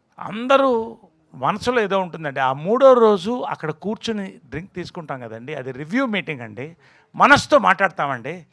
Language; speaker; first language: Telugu; native; Telugu